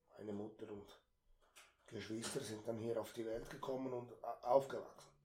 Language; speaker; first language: German; native; German